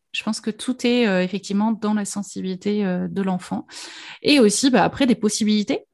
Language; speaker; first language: French; native; French